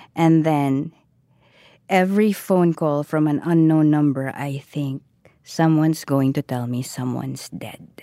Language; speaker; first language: English; non-native, local second language; Filipino